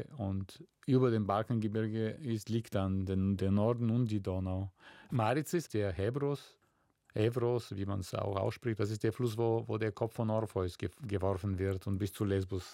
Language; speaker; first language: German; non-native, fluent; Bulgarian